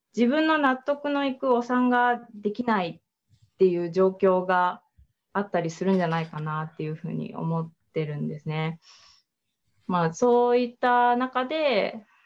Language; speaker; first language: Japanese; native; Japanese